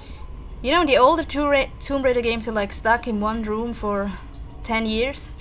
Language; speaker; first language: English; non-native, fluent; German